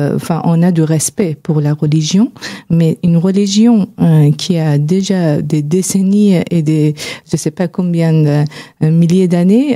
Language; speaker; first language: French; non-native, fluent; Persian